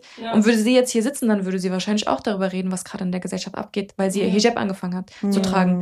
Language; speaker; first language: German; early bilingual, other home language; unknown